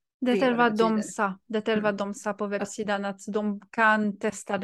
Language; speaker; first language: Swedish; non-native, fluent; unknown